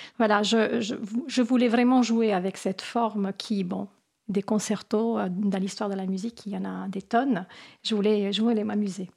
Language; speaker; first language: French; non-native, fluent; Italian